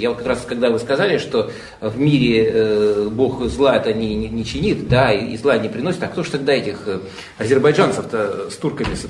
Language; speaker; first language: Russian; native; Russian